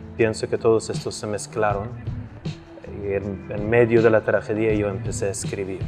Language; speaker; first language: Spanish; non-native, fluent; Persian